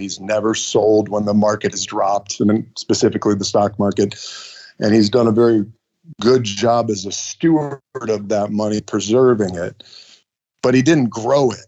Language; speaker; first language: English; native; English